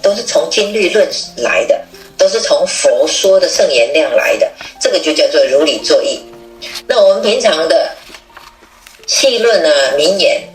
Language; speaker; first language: Chinese; native; Chinese